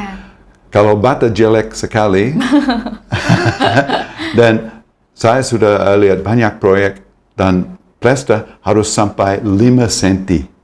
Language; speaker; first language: Indonesian; non-native, fluent; English